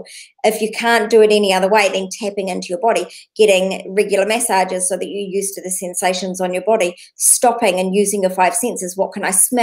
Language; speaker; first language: English; native; English